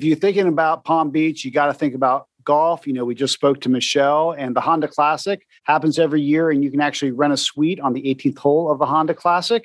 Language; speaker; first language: English; native; English